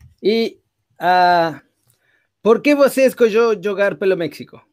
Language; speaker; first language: Portuguese; non-native, learner; Spanish